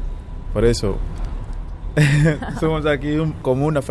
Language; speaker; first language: Spanish; non-native, learner; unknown